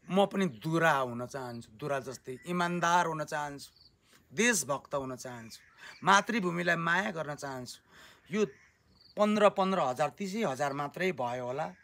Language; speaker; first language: Nepali; native; Nepali